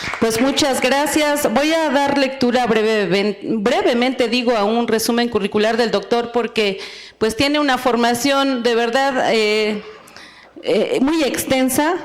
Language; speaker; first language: Spanish; native; Spanish